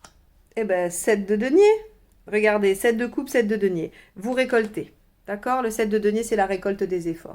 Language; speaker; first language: French; native; French